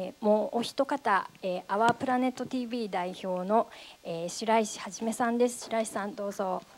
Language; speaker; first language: Japanese; native; Japanese